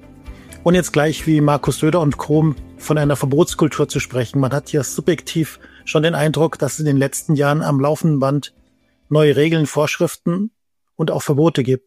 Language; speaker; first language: German; native; German